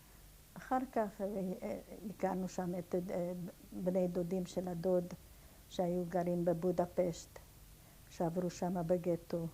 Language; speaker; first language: Hebrew; non-native, fluent; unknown